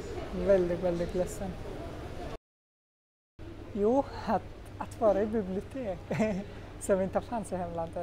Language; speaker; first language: Swedish; non-native, fluent; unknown